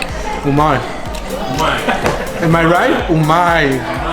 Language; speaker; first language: English; non-native, fluent; Chinese